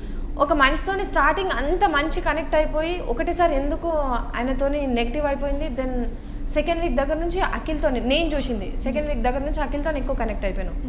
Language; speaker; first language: Telugu; native; Telugu